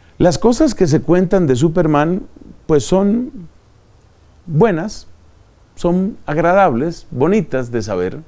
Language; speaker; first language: Spanish; native; Spanish